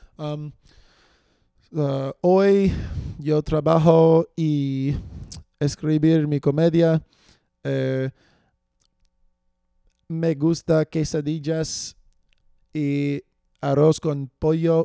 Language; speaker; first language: Spanish; non-native, learner; English